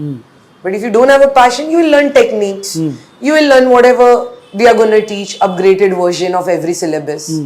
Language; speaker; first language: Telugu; non-native, learner; Hindi